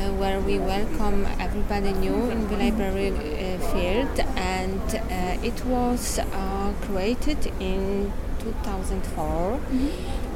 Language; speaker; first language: English; non-native, learner; Polish